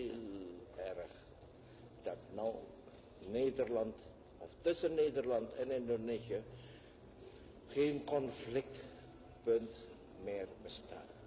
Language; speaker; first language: Dutch; non-native, fluent; Indonesian